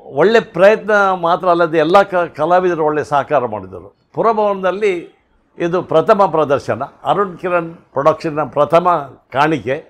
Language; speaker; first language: Kannada; non-native, local second language; Tulu